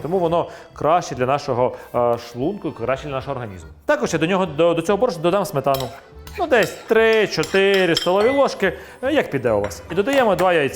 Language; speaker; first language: Ukrainian; native; Ukrainian